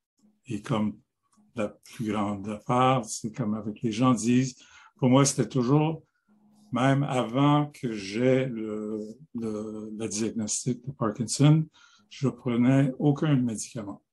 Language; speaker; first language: French; non-native, local second language; English